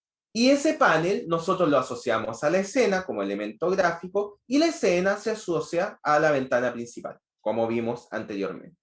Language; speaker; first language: Spanish; native; Spanish